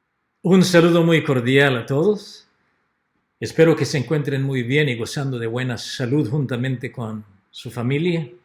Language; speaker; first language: Spanish; native; Spanish